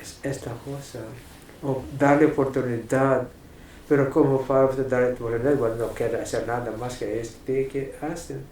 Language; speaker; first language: Spanish; non-native, fluent; English